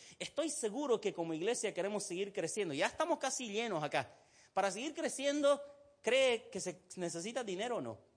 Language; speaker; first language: Spanish; non-native, fluent; Arabic